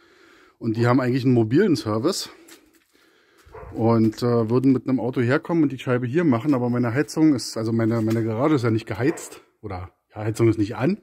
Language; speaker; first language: German; native; German